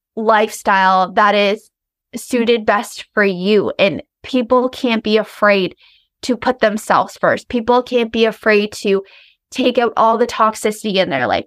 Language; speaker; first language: English; native; English